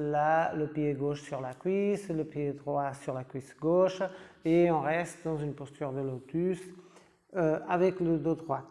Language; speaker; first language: French; non-native, fluent; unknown